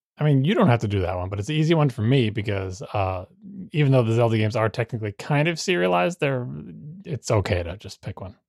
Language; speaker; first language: English; native; English